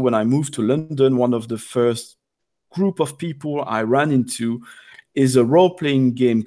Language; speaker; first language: English; non-native, fluent; French